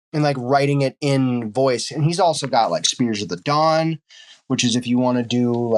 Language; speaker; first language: English; native; English